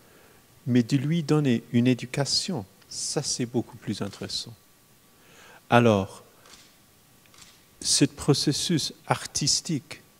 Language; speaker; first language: French; non-native, fluent; English